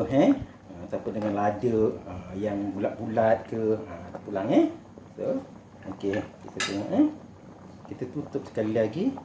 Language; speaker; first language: Malay; native; Malay